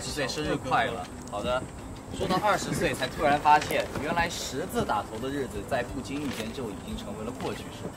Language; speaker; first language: Chinese; native; Chinese